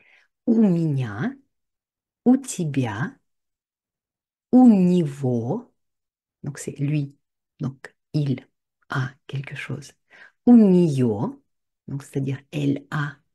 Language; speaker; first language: French; non-native, fluent; Russian